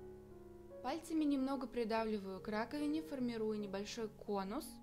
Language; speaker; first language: Russian; native; Russian